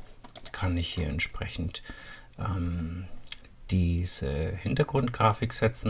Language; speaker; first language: German; native; German